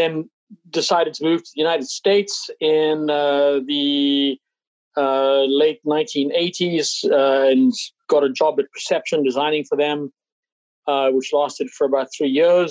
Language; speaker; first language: English; native; English